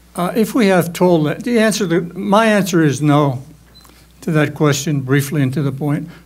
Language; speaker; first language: English; native; English